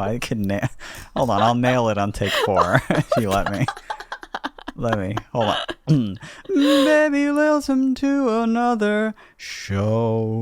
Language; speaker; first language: English; native; English